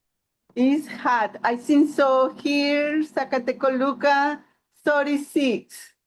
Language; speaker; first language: English; non-native, learner; Spanish